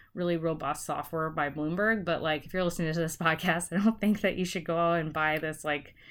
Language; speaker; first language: English; native; English